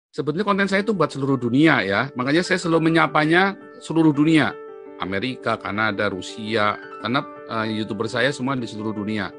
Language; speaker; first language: Indonesian; native; Indonesian